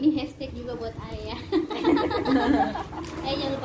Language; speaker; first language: Indonesian; native; Indonesian